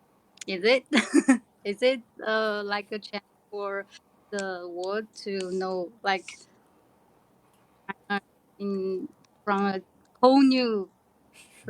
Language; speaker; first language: English; non-native, learner; Chinese